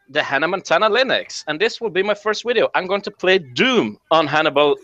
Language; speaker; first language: English; non-native, fluent; Norwegian